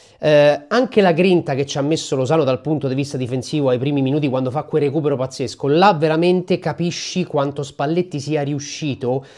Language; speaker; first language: Italian; native; Italian